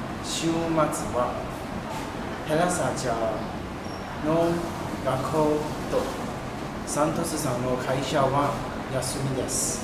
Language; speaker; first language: Japanese; non-native, learner; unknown